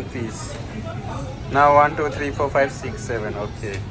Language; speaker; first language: English; non-native, learner; Nepali